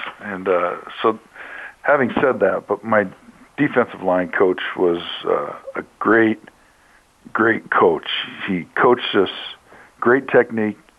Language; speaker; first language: English; native; English